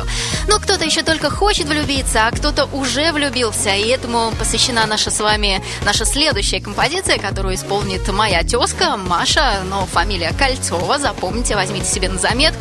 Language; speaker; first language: Russian; native; Russian